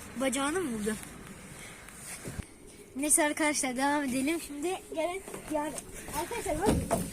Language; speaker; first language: Turkish; native; Turkish